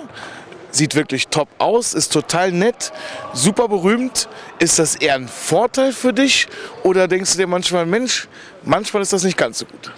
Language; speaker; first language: German; native; German